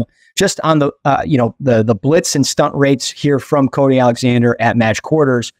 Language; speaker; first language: English; native; English